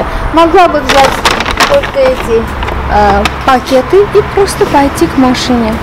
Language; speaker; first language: Russian; non-native, fluent; Armenian